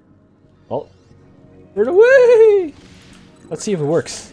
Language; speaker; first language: English; native; English